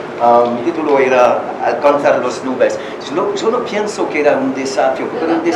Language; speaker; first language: Spanish; non-native, learner; French